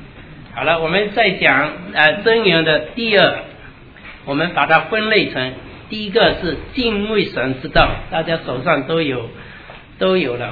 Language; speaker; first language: Chinese; native; Chinese